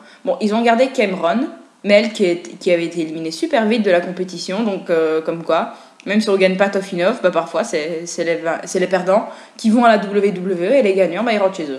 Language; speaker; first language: French; native; French